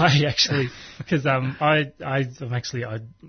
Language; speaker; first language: English; non-native, local second language; Croatian